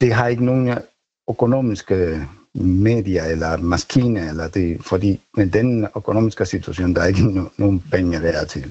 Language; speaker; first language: Danish; non-native, fluent; Spanish